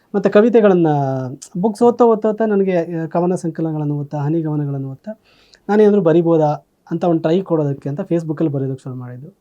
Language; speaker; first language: Kannada; native; Kannada